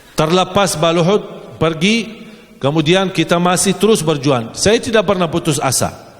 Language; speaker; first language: Malay; non-native, fluent; Arabic